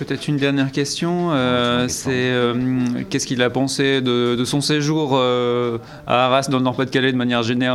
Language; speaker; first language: French; native; French